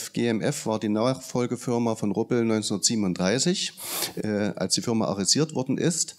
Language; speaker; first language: German; native; German